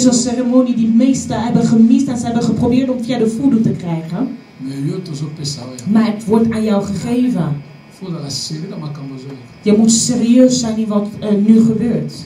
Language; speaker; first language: Dutch; non-native, fluent; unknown